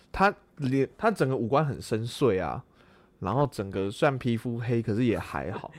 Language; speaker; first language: Chinese; native; Chinese